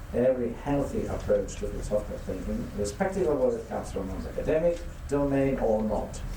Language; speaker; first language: English; non-native, fluent; Greek